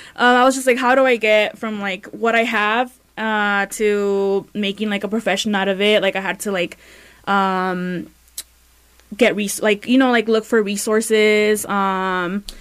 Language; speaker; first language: English; early bilingual, other home language; Spanish